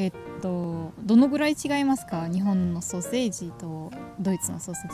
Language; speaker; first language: Japanese; non-native, learner; German